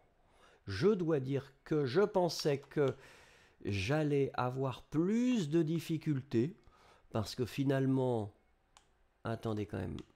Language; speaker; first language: French; native; French